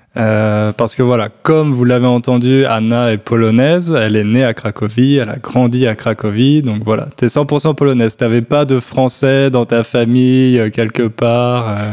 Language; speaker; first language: French; native; French